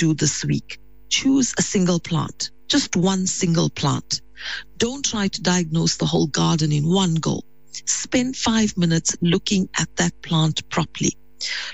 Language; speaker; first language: English; native; English